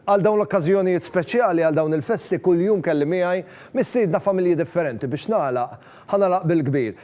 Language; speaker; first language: Maltese; native; Maltese